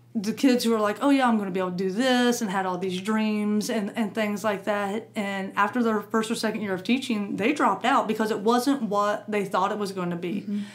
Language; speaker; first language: English; native; English